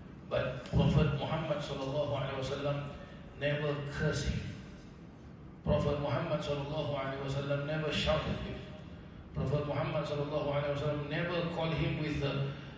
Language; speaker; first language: English; non-native, local second language; Malay